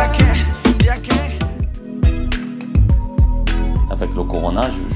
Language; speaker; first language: French; non-native, fluent; Portuguese